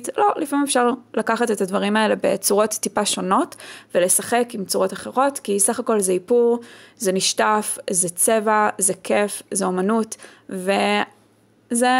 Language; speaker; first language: Hebrew; native; Hebrew